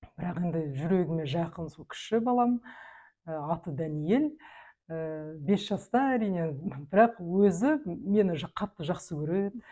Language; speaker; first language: Kazakh; non-native, local second language; Russian